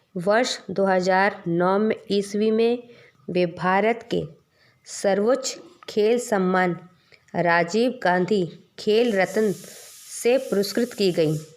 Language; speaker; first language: Hindi; native; Hindi